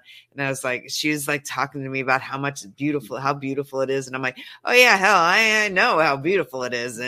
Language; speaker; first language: English; native; English